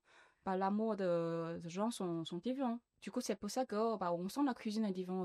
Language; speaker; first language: French; non-native, learner; Chinese